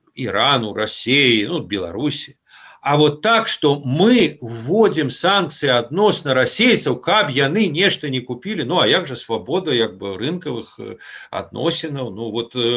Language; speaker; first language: Belarusian; native; Belarusian